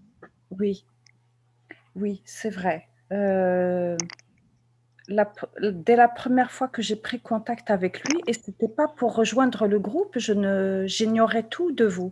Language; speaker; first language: French; non-native, local second language; Kabyle